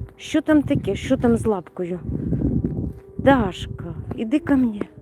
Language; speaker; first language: Ukrainian; non-native, local second language; Russian